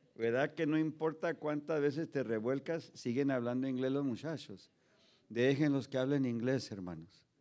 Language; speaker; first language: Spanish; early bilingual, heritage; Spanish